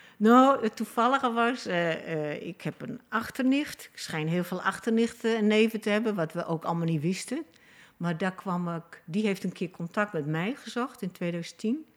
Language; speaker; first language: Dutch; native; Dutch